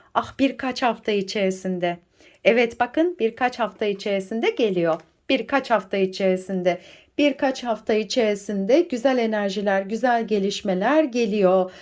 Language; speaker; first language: Turkish; native; Turkish